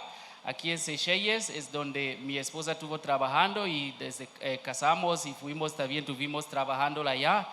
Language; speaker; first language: Spanish; non-native, learner; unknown